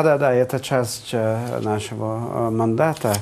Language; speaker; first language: Russian; non-native, fluent; Hungarian